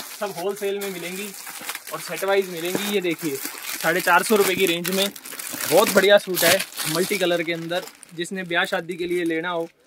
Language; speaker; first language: Hindi; native; Hindi